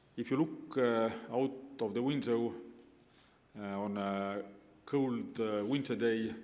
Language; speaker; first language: English; non-native, fluent; Estonian